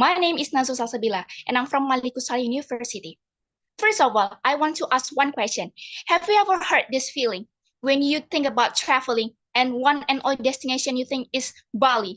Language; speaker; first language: English; non-native, fluent; Indonesian